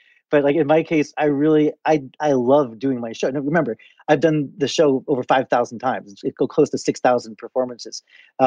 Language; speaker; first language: English; native; English